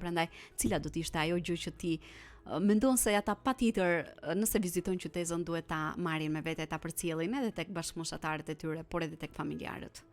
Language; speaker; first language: Albanian; native; Albanian